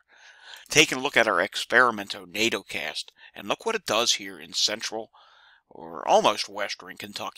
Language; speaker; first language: English; native; English